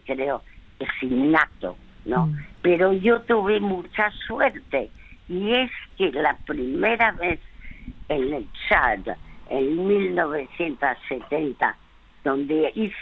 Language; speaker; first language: Spanish; early bilingual, other home language; French